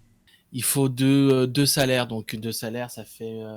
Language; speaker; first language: French; native; French